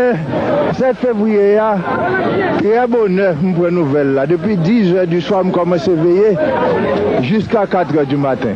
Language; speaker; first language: French; non-native, local second language; Haitian Creole